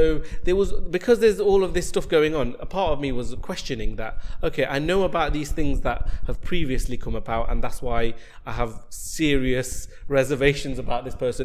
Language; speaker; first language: English; native; English